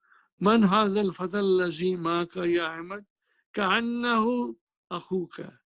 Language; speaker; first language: Arabic; non-native, fluent; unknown